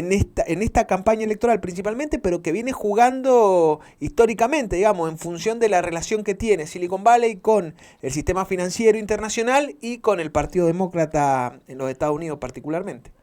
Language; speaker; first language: Spanish; native; Spanish